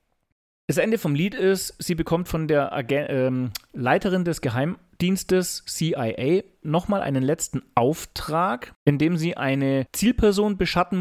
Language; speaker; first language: German; native; German